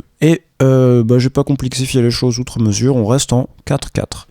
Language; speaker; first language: French; native; French